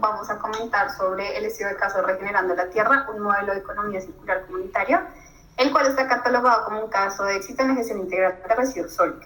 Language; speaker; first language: Spanish; native; Spanish